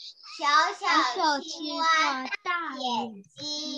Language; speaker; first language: Chinese; early bilingual, heritage; Chinese